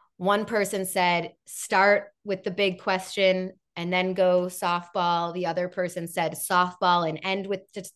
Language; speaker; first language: English; native; English